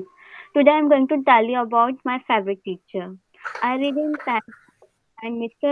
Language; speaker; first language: English; non-native, learner; Hindi